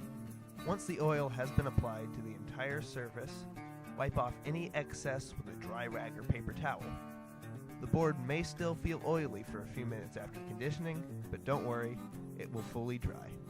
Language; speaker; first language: English; native; English